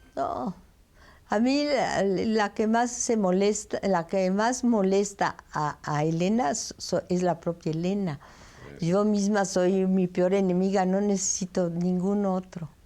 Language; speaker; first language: Spanish; early bilingual, other home language; French